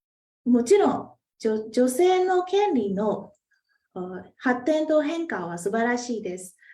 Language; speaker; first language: Japanese; non-native, fluent; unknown